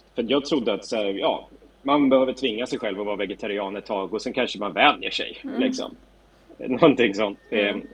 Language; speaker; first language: Swedish; native; Swedish